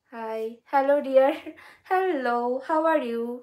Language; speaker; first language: Hindi; non-native, local second language; Bangla